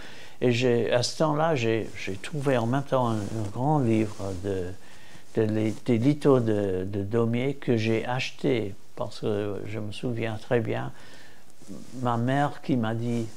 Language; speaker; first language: French; non-native, fluent; English